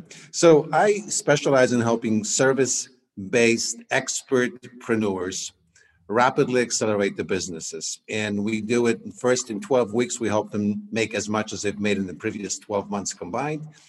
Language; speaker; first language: English; non-native, fluent; Polish